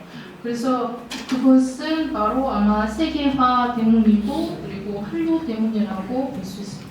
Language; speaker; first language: Korean; early bilingual, heritage; Russian